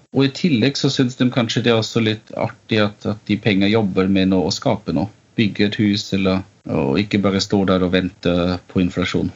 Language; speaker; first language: Norwegian; non-native, fluent; German